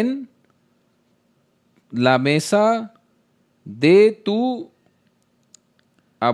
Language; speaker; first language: Spanish; non-native, learner; Hindi